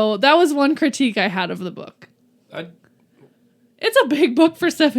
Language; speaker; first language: English; native; English